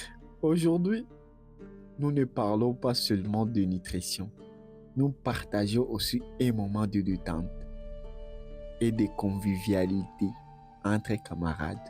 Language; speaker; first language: French; non-native, local second language; Swahili